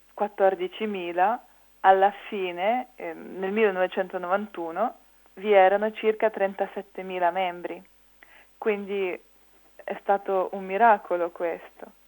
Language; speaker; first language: Italian; non-native, fluent; Ukrainian